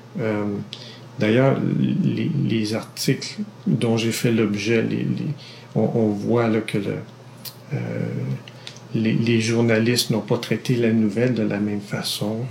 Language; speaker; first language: French; native; French